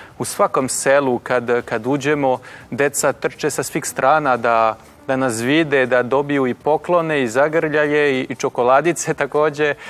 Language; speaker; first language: Croatian; non-native, fluent; French